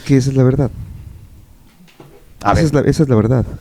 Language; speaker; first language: Spanish; native; Spanish